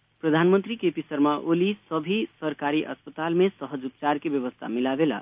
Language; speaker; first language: Bhojpuri; native; Bhojpuri